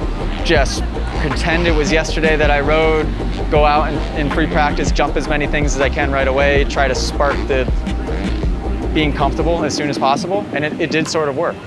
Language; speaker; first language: English; native; English